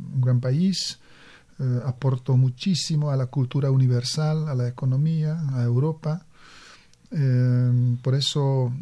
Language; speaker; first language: Spanish; non-native, fluent; Hungarian